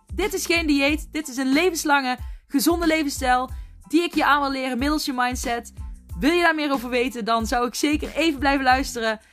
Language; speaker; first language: Dutch; native; Dutch